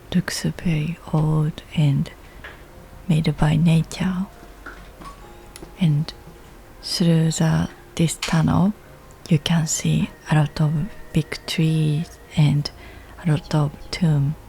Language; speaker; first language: English; non-native, learner; Japanese